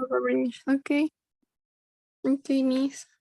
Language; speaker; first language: English; non-native, learner; Spanish